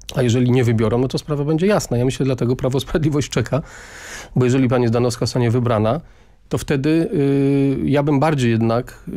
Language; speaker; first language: Polish; native; Polish